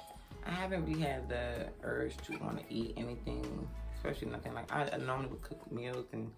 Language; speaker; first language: English; native; English